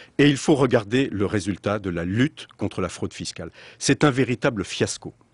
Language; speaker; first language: French; native; French